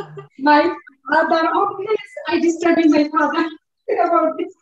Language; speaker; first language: English; non-native, learner; Bangla